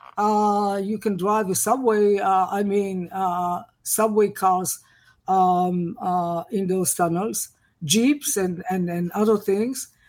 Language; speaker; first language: English; non-native, fluent; Hebrew